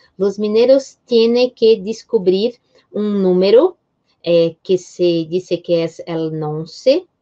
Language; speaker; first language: Spanish; non-native, fluent; Portuguese